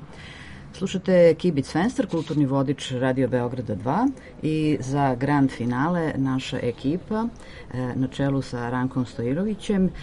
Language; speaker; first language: Serbian; native; Serbian